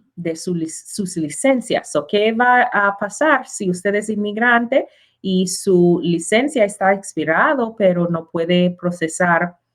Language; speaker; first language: Spanish; non-native, learner; English